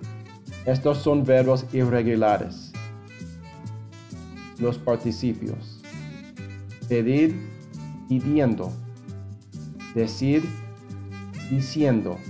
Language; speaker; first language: Spanish; non-native, fluent; English